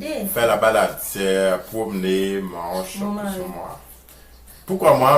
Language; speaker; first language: French; non-native, local second language; Haitian Creole